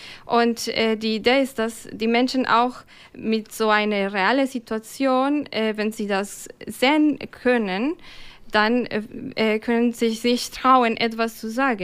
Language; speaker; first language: German; non-native, fluent; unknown